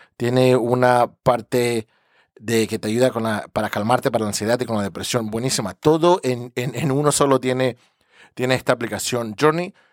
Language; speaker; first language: Spanish; early bilingual, heritage; Spanish